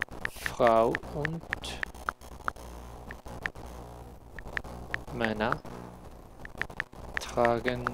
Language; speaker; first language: German; non-native, learner; Spanish